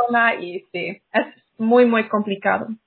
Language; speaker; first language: Spanish; non-native, fluent; English